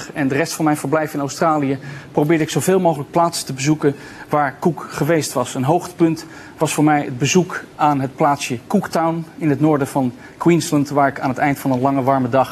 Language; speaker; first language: Dutch; native; Dutch